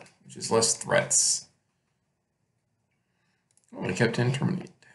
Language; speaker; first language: English; native; English